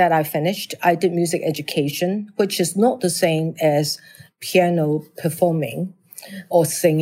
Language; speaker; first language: English; non-native, local second language; Cantonese